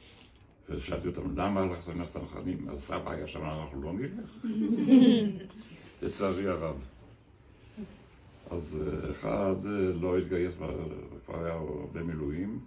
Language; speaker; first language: Hebrew; early bilingual, other home language; German